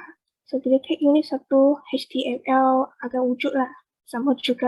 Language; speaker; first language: Malay; native; Malay